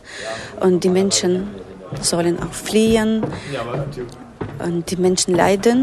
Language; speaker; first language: German; non-native, fluent; Ukrainian